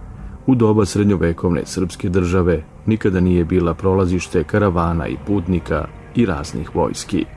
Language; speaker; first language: Bosnian; native; Bosnian